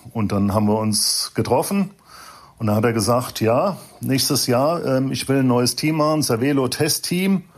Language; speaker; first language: German; native; German